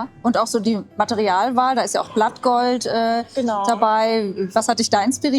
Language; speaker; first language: German; native; German